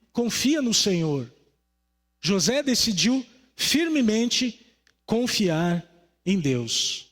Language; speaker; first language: Portuguese; native; Portuguese